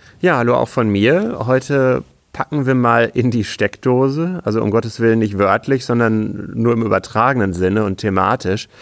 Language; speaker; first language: German; native; German